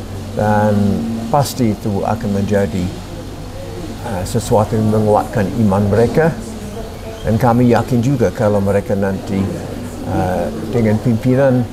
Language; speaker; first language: Indonesian; non-native, fluent; English